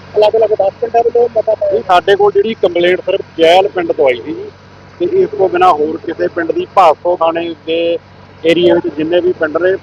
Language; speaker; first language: Punjabi; native; Punjabi